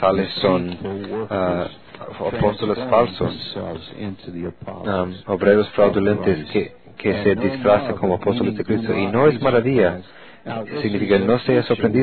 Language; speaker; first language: Spanish; non-native, learner; English